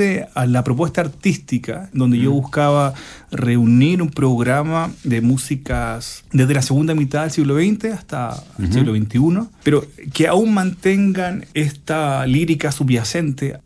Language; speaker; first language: Spanish; native; Spanish